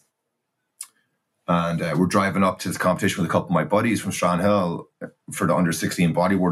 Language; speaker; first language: English; native; English